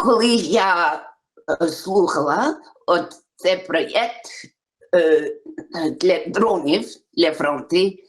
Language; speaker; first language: Ukrainian; early bilingual, heritage; English